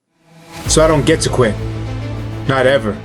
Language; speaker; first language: English; native; English